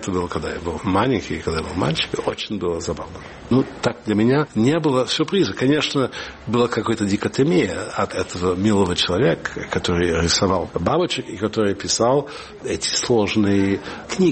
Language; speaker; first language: Russian; early bilingual, heritage; Russian